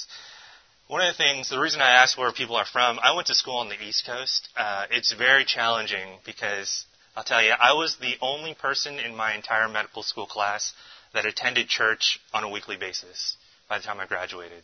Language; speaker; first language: English; native; English